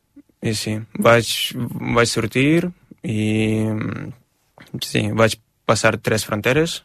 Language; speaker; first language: Catalan; non-native, fluent; Ukrainian